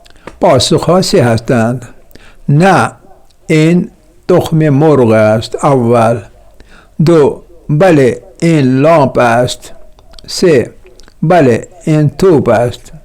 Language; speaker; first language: Persian; non-native, fluent; Urdu